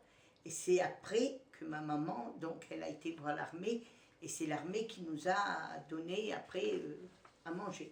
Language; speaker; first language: French; native; French